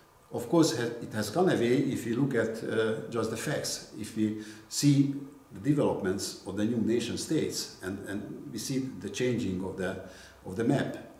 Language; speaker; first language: English; non-native, fluent; Hungarian